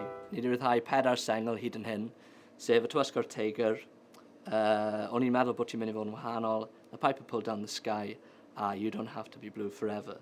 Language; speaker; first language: Welsh; native; Welsh